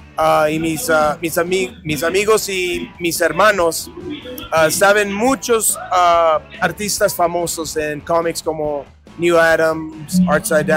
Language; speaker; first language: Spanish; non-native, fluent; English